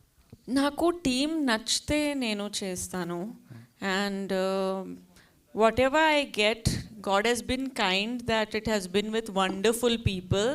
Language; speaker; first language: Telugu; non-native, local second language; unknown